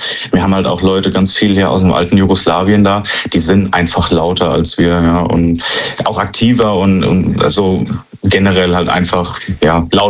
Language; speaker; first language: German; native; German